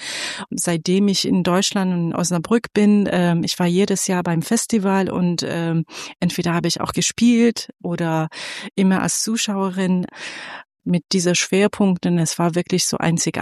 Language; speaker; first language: German; non-native, fluent; Persian